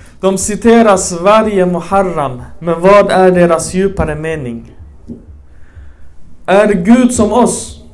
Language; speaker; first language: Swedish; early bilingual, other home language; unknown